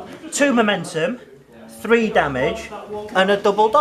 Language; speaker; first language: English; native; English